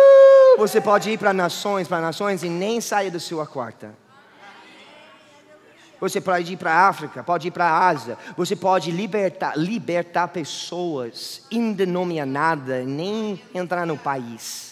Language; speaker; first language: Portuguese; non-native, fluent; English